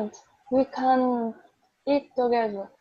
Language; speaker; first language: English; non-native, learner; Vietnamese